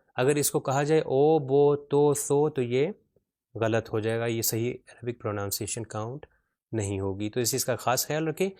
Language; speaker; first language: Urdu; non-native, local second language; Punjabi